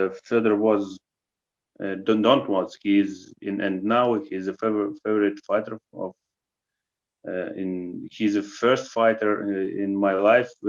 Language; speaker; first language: English; non-native, learner; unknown